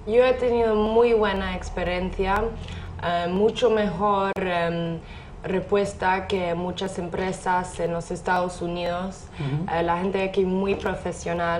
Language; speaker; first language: Spanish; non-native, fluent; English